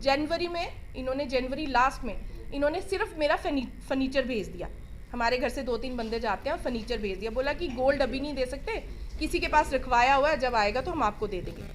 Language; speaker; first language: Hindi; non-native, local second language; Punjabi